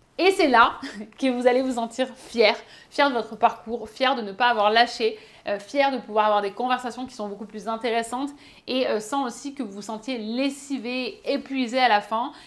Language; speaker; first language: French; native; French